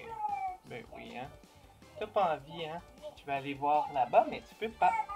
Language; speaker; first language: French; native; French